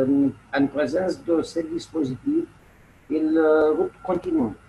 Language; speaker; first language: French; non-native, learner; Romanian